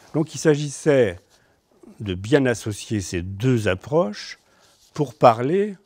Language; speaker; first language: French; native; French